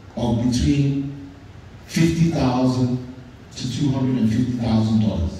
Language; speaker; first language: English; native; English